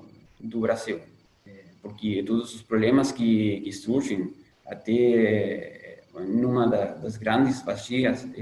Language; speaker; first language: Portuguese; non-native, fluent; Spanish